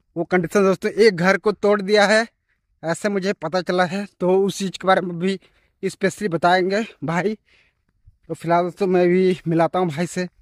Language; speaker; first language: Hindi; native; Hindi